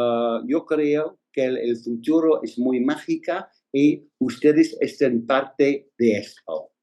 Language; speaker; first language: Spanish; non-native, learner; English